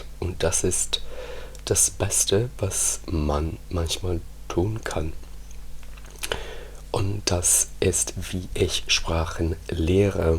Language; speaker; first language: German; non-native, fluent; Italian